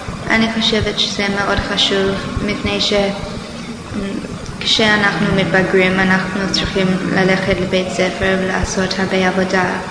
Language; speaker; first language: Hebrew; non-native, learner; English